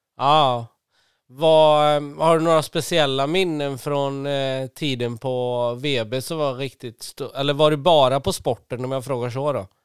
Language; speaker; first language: Swedish; native; Swedish